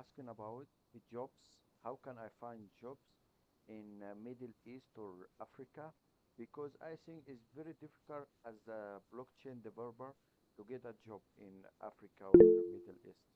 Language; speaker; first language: English; non-native, learner; Arabic